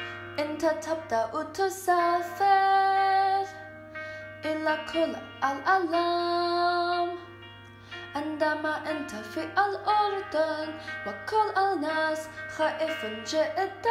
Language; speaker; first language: Arabic; non-native, learner; English